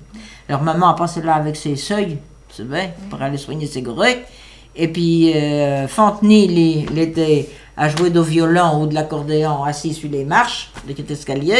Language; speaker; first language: French; native; French